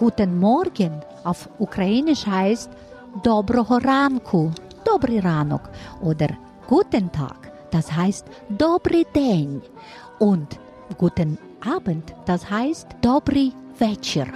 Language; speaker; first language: German; non-native, fluent; Ukrainian